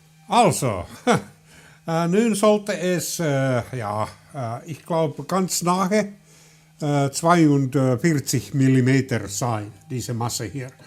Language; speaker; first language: German; non-native, learner; Finnish